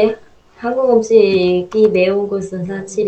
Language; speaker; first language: Korean; non-native, fluent; Vietnamese